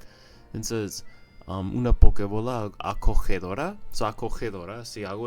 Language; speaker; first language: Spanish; non-native, fluent; English